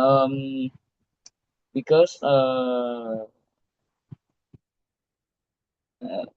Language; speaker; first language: English; non-native, learner; Vietnamese